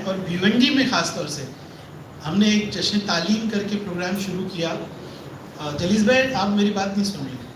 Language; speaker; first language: Urdu; non-native, local second language; Marathi